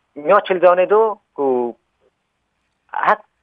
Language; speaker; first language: Korean; non-native, learner; Persian